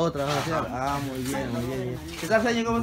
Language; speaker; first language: Spanish; native; Spanish